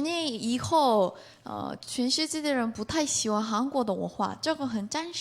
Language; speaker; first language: Chinese; non-native, fluent; Korean